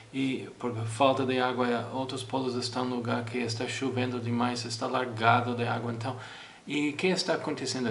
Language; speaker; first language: Portuguese; non-native, fluent; English